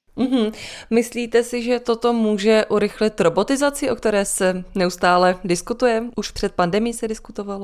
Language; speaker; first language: Czech; native; Czech